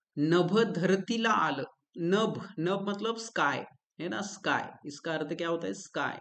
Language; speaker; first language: Hindi; non-native, local second language; Marathi